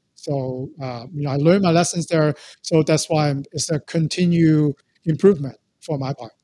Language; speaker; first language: English; non-native, local second language; Cantonese